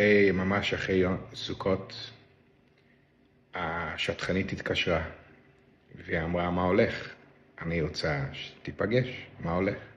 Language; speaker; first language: Hebrew; non-native, local second language; Yiddish